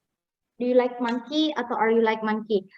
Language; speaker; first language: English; non-native, fluent; Indonesian